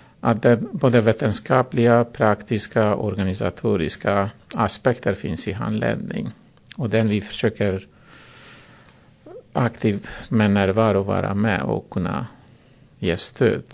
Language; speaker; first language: Swedish; non-native, fluent; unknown